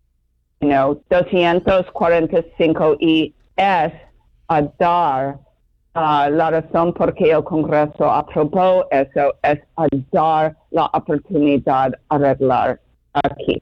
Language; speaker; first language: Spanish; non-native, fluent; English